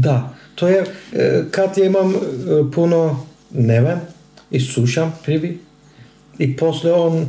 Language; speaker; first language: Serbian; non-native, learner; Turkish